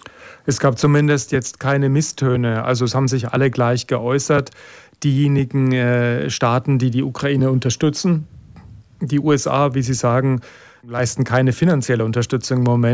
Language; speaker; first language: German; native; German